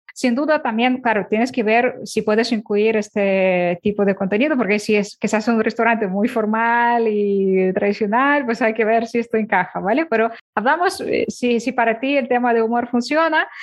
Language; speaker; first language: Spanish; non-native, fluent; Ukrainian